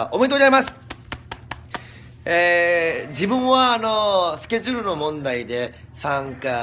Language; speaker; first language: Japanese; non-native, fluent; Korean